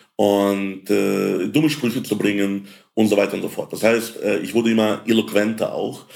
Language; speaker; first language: German; early bilingual, other home language; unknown